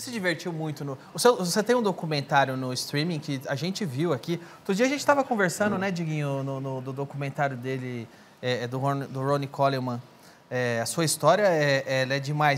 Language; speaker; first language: Portuguese; native; Portuguese